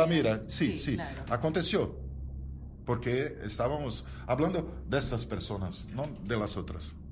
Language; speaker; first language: Spanish; non-native, learner; Portuguese